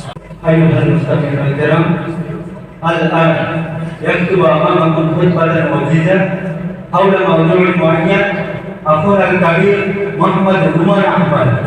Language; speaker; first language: Arabic; non-native, learner; Bangla